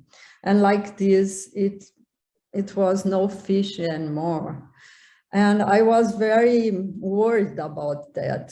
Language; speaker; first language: English; non-native, learner; Portuguese